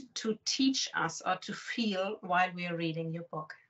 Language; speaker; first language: English; non-native, fluent; German